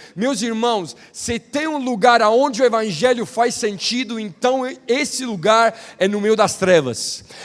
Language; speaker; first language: Portuguese; non-native, fluent; Italian